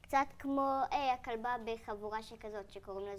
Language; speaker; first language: Hebrew; native; Hebrew